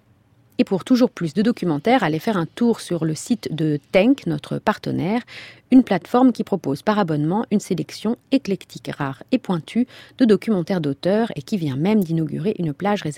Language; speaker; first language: French; native; French